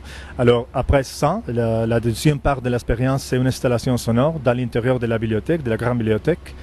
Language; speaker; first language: French; non-native, fluent; Spanish